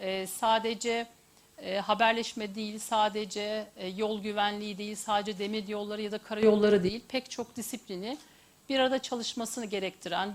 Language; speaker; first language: Turkish; native; Turkish